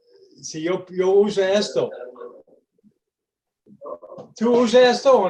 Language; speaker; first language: Spanish; non-native, learner; English